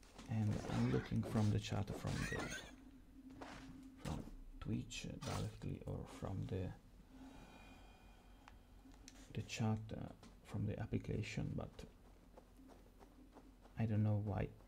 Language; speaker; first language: English; non-native, learner; Italian